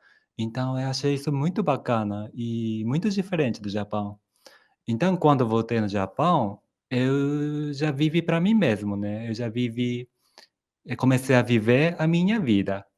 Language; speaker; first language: Portuguese; non-native, fluent; Japanese